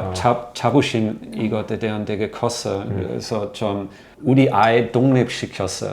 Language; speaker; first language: Korean; non-native, learner; German